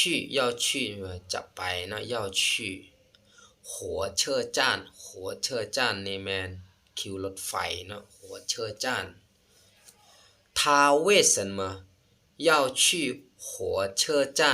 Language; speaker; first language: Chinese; non-native, fluent; Lao